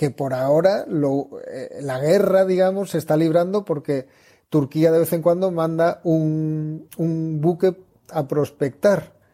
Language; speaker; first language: Spanish; native; Spanish